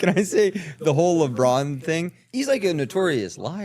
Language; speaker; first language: English; native; English